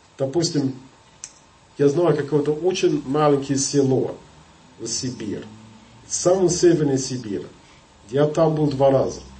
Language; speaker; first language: Russian; non-native, fluent; English